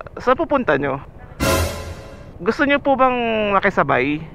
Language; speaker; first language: Filipino; native; Filipino